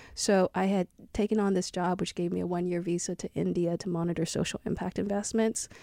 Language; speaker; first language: English; native; English